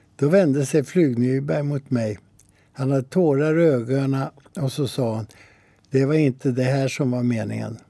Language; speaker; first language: Swedish; native; Swedish